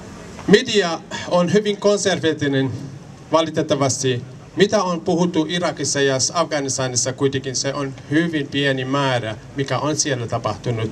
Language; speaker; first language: Finnish; non-native, learner; Kurdish